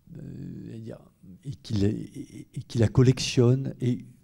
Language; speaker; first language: French; native; French